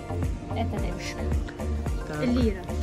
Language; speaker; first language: Russian; non-native, learner; Turkish